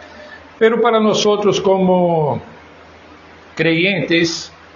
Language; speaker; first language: Spanish; non-native, fluent; Portuguese